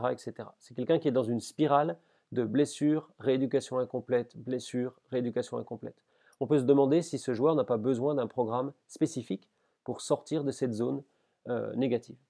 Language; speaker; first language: French; native; French